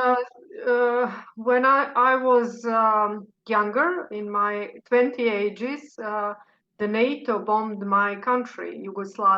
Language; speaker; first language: English; non-native, fluent; Serbian